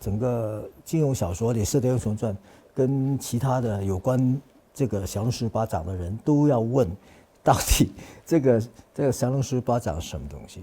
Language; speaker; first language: Chinese; non-native, fluent; Cantonese